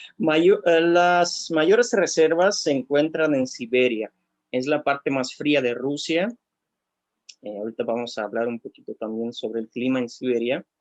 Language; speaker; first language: Spanish; non-native, fluent; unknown